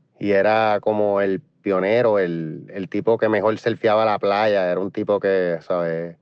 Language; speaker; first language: Spanish; native; Spanish